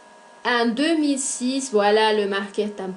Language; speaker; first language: French; non-native, fluent; Spanish